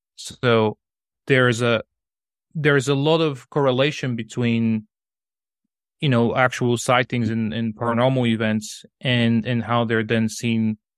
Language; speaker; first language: English; non-native, fluent; Bulgarian